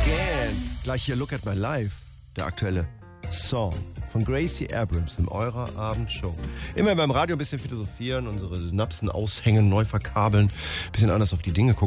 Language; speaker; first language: German; native; German